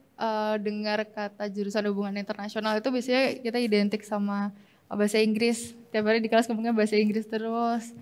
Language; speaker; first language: Indonesian; native; Indonesian